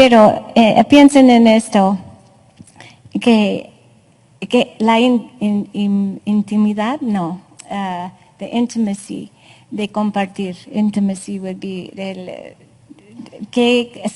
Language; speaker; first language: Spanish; non-native, fluent; English